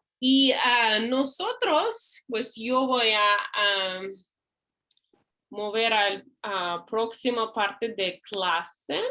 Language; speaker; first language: Spanish; non-native, fluent; English